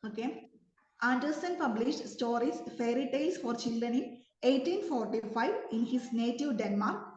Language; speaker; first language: English; non-native, local second language; Malayalam